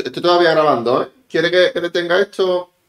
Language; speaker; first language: Spanish; native; Spanish